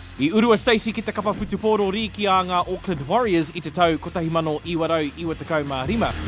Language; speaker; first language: Māori; non-native, local second language; English